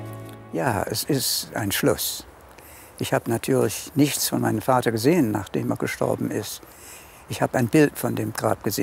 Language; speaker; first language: German; early bilingual, heritage; German